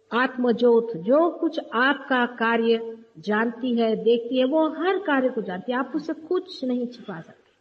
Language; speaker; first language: Hindi; native; Hindi